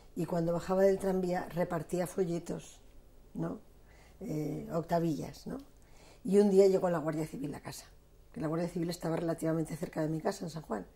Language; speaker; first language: Spanish; native; Spanish